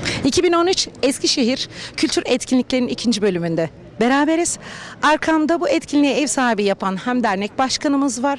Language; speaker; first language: Turkish; native; Turkish